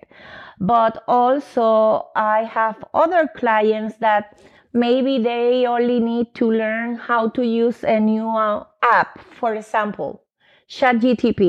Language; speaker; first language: English; non-native, fluent; Spanish